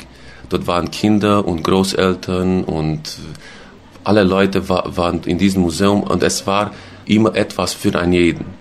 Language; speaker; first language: German; non-native, local second language; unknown